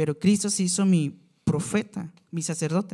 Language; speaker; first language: Spanish; non-native, learner; Korean